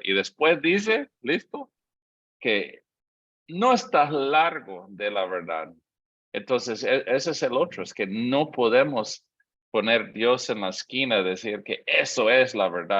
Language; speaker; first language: Spanish; non-native, fluent; English